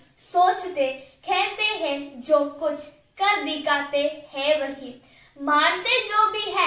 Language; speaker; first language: Hindi; non-native, local second language; Malayalam